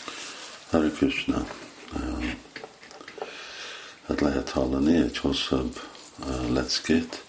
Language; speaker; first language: Hungarian; non-native, fluent; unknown